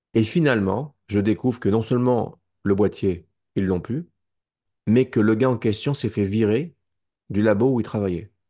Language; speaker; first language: French; native; French